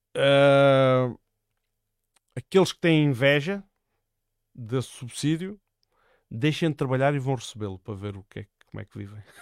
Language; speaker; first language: Portuguese; native; Portuguese